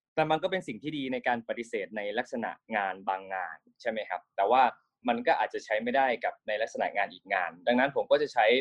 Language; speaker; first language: Thai; native; Thai